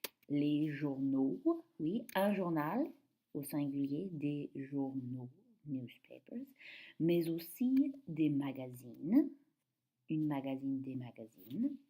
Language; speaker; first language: French; non-native, fluent; English